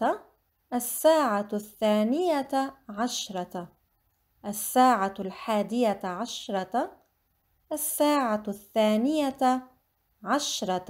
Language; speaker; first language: Arabic; non-native, fluent; English